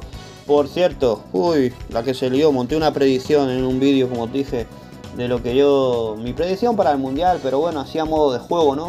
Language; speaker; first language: Spanish; native; Spanish